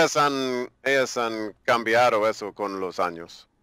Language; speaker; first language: Spanish; non-native, learner; English